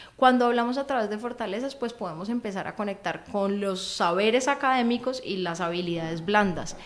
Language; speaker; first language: Spanish; native; Spanish